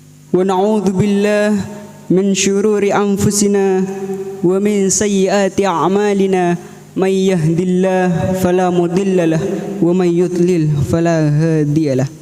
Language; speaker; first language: Arabic; non-native, fluent; Indonesian